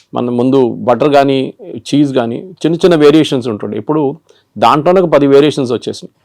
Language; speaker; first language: Telugu; non-native, local second language; Malayalam